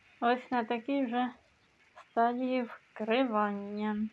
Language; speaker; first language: Ukrainian; native; Ukrainian